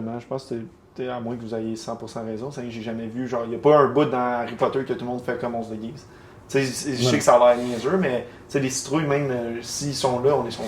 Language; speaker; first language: French; native; French